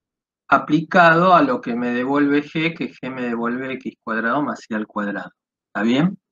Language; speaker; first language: Spanish; native; Spanish